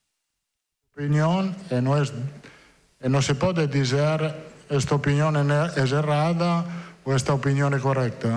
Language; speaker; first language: Portuguese; non-native, fluent; Italian